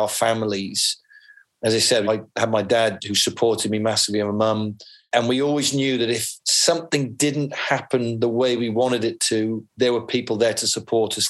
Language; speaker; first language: English; native; English